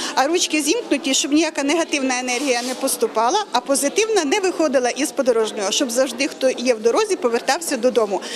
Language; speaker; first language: Ukrainian; native; Ukrainian